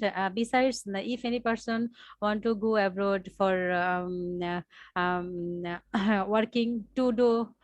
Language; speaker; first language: English; non-native, learner; Bangla